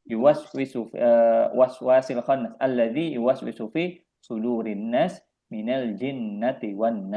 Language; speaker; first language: Arabic; non-native, fluent; Indonesian